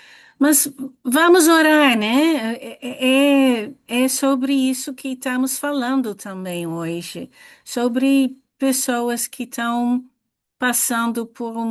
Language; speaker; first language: Portuguese; non-native, fluent; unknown